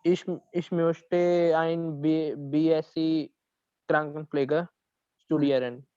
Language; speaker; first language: German; non-native, learner; Punjabi